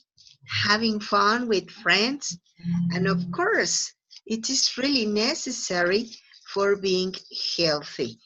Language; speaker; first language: English; non-native, fluent; Spanish